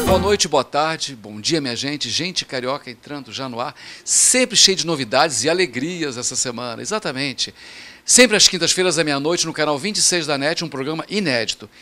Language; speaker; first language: Portuguese; native; Portuguese